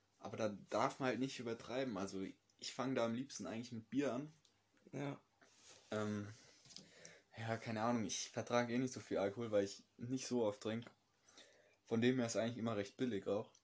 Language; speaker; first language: German; native; German